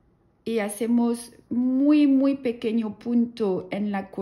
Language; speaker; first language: Spanish; non-native, learner; French